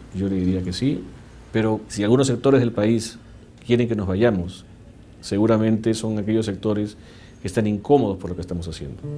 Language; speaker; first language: Spanish; native; Spanish